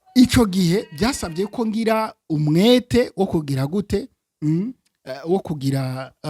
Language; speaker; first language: Rundi; early bilingual, heritage; Rundi